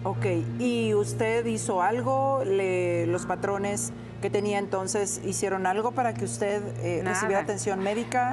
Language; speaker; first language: Spanish; native; Spanish